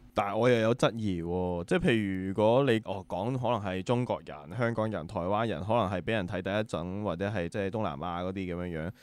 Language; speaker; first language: Cantonese; native; Cantonese